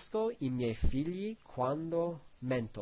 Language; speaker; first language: Italian; non-native, learner; English